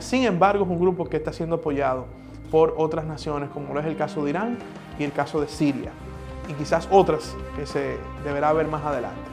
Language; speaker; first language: Spanish; native; Spanish